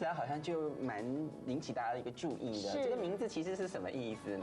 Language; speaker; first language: Chinese; native; Chinese